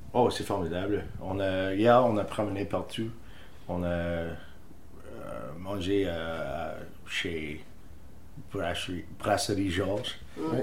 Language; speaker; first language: French; non-native, fluent; English